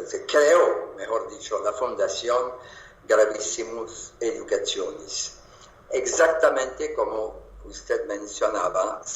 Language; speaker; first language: Spanish; non-native, fluent; French